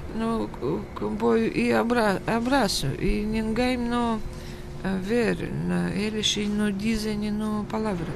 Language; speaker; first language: Portuguese; non-native, learner; Russian